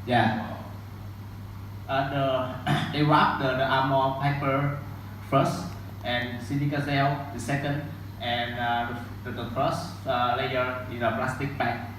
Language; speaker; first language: English; non-native, learner; Vietnamese